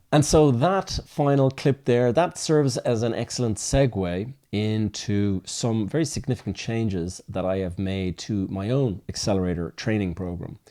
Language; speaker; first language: English; native; English